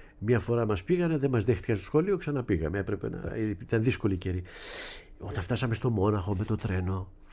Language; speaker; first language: Greek; early bilingual, heritage; Greek